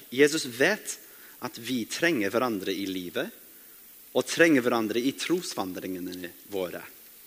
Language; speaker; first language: Norwegian; non-native, fluent; English